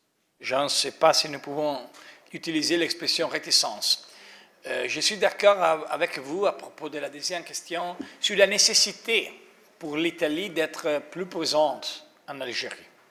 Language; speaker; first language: French; non-native, fluent; Italian